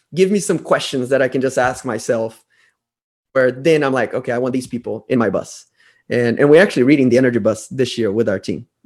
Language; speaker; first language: English; non-native, fluent; Portuguese